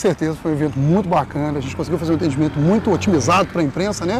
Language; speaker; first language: Portuguese; native; Portuguese